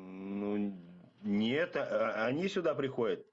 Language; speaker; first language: Russian; native; Russian